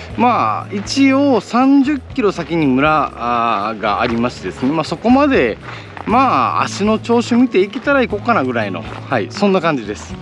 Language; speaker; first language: Japanese; native; Japanese